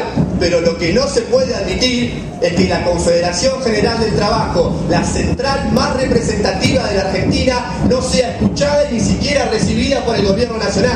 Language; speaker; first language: Spanish; native; Spanish